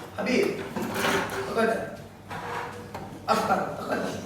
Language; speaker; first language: Arabic; non-native, learner; Indonesian